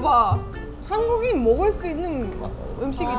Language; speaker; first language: Korean; non-native, fluent; Estonian